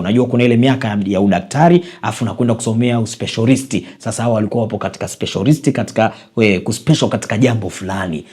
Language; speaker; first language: Swahili; native; Swahili